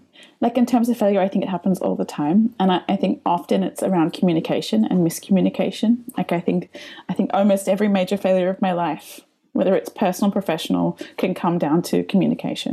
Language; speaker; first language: English; native; English